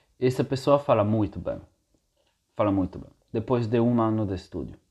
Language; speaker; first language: Portuguese; non-native, fluent; Italian